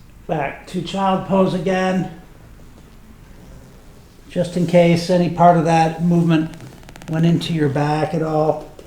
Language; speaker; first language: English; native; English